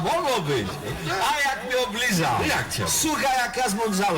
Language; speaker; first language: Polish; native; Polish